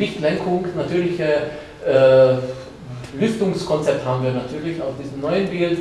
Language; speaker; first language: German; non-native, fluent; Hungarian